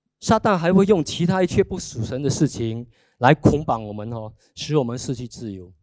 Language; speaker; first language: Chinese; native; Chinese